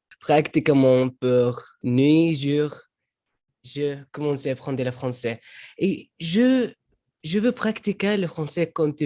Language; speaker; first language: French; non-native, learner; Arabic